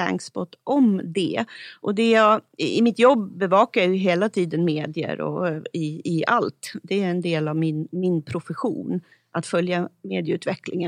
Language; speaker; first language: Swedish; native; Swedish